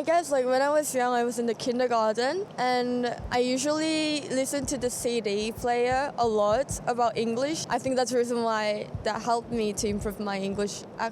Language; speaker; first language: English; non-native, fluent; Korean